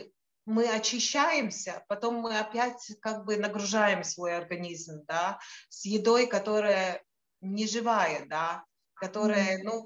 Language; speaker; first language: Russian; non-native, local second language; Latvian